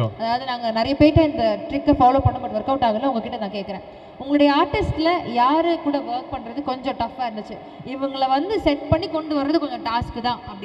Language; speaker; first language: Tamil; native; Tamil